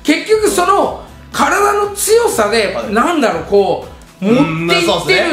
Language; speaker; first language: Japanese; native; Japanese